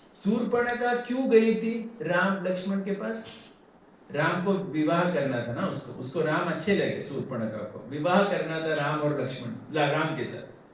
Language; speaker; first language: Hindi; non-native, local second language; Tamil